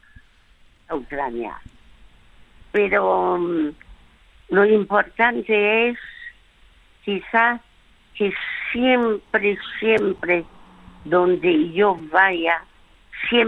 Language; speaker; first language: Spanish; early bilingual, other home language; French